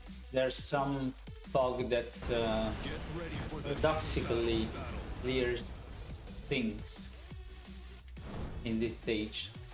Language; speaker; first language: English; non-native, fluent; Italian